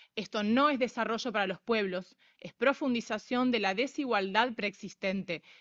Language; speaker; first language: Spanish; native; Spanish